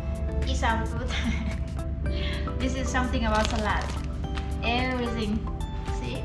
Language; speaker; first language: English; non-native, learner; Thai